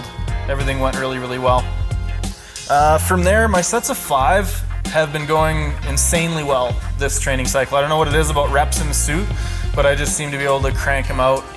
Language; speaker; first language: English; native; English